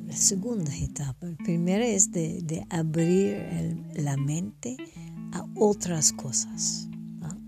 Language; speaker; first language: Spanish; non-native, fluent; French